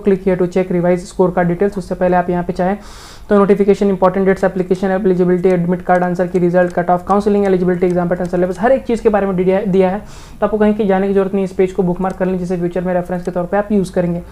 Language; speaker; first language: Hindi; native; Hindi